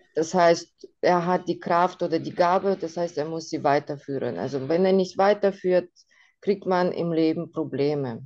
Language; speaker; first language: German; non-native, fluent; Russian